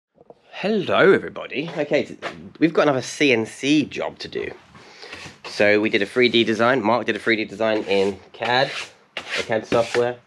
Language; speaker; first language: English; native; English